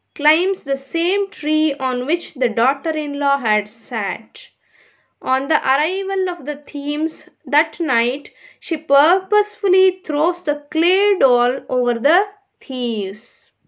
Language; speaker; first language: English; non-native, local second language; Kannada